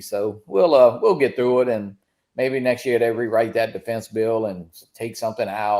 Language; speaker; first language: English; native; English